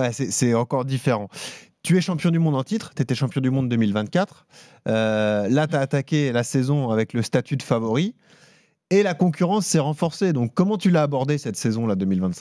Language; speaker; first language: French; native; French